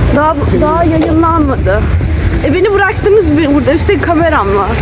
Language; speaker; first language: Turkish; native; Turkish